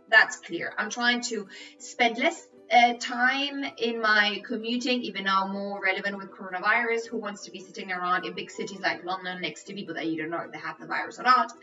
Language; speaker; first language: English; non-native, fluent; Spanish